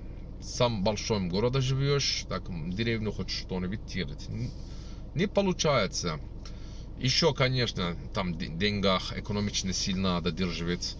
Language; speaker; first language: Russian; non-native, learner; Turkish